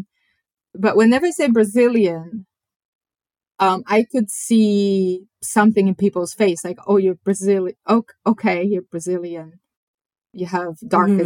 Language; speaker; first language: English; non-native, fluent; Japanese